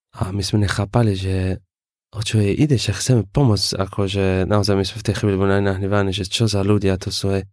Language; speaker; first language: Slovak; non-native, learner; Persian